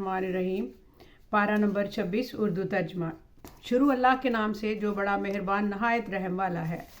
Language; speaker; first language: Urdu; native; Urdu